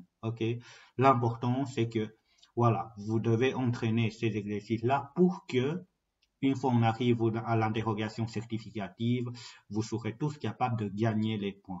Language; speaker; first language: French; non-native, fluent; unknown